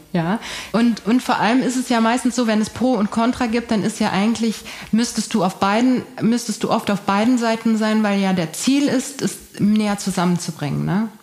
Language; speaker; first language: German; early bilingual, other home language; Persian